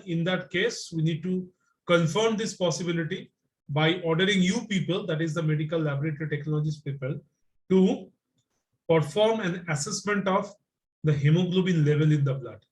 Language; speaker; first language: English; non-native, local second language; Bangla